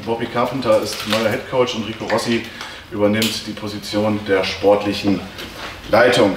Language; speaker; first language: German; native; German